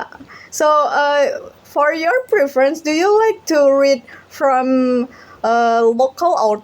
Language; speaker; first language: English; non-native, learner; Indonesian